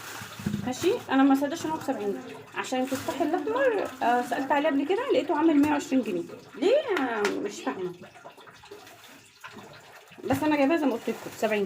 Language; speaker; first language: Arabic; native; Arabic